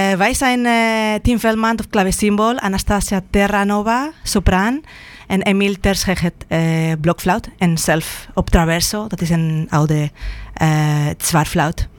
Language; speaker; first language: Dutch; non-native, fluent; Spanish